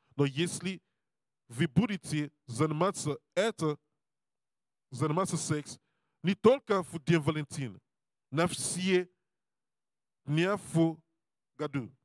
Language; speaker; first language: Russian; non-native, learner; English